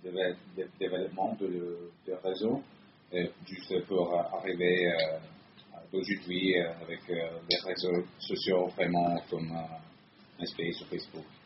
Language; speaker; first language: French; non-native, fluent; Italian